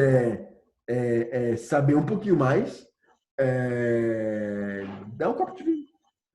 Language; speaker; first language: Portuguese; non-native, fluent; French